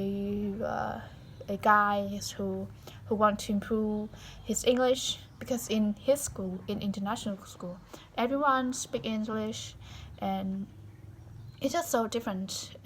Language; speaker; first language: English; non-native, learner; Vietnamese